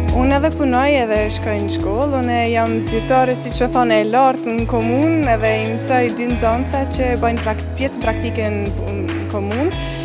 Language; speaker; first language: Albanian; early bilingual, heritage; Albanian